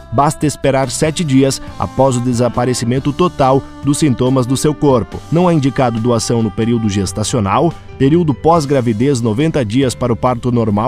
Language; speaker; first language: Portuguese; native; Portuguese